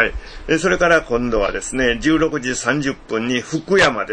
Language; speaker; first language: Japanese; native; Japanese